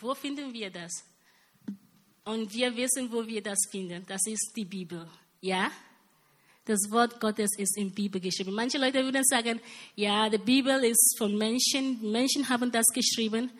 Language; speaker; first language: German; non-native, learner; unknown